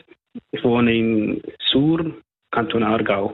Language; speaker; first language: German; non-native, fluent; Persian